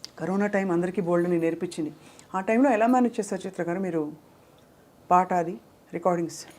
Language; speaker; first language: Telugu; native; Telugu